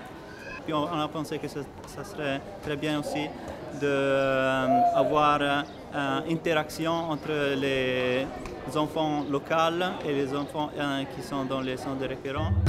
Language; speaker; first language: French; non-native, fluent; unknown